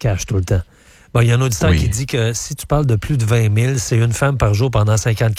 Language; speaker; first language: French; native; French